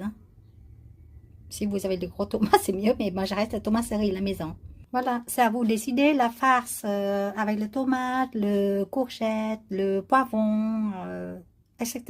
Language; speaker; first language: French; non-native, learner; Vietnamese